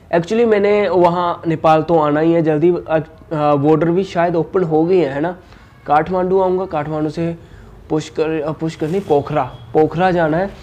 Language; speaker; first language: Hindi; native; Hindi